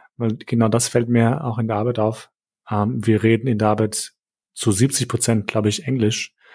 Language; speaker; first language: German; early bilingual, other home language; Albanian